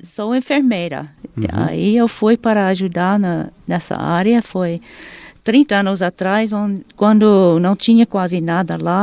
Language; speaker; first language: Portuguese; non-native, fluent; English